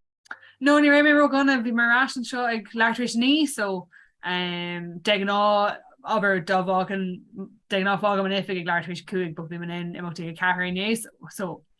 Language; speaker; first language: Irish; non-native, local second language; English